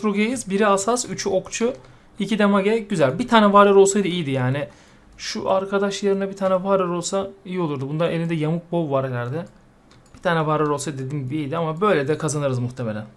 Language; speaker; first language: Turkish; native; Turkish